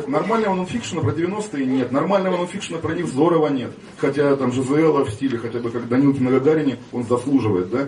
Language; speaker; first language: Russian; native; Russian